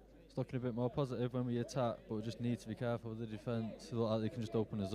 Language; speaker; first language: English; native; English